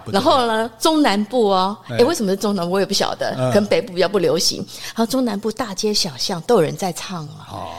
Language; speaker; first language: Chinese; non-native, local second language; Min Nan Chinese